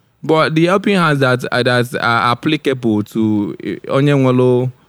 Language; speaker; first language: English; non-native, local second language; Igbo